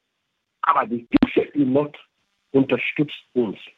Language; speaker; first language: German; non-native, learner; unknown